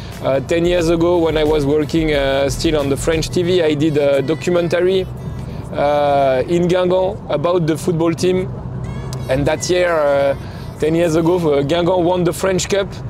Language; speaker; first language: English; non-native, fluent; French